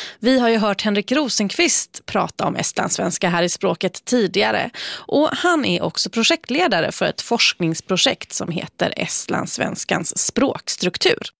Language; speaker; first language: Swedish; native; Swedish